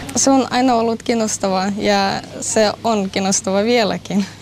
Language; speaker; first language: Finnish; non-native, learner; Russian